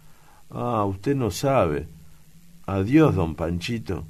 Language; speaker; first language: Spanish; native; Spanish